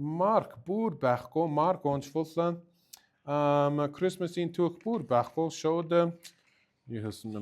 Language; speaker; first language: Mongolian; non-native, learner; English